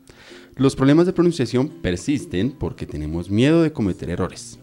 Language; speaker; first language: Spanish; native; Spanish